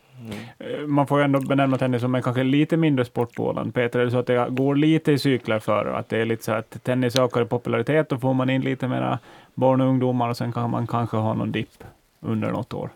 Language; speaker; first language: Swedish; native; Swedish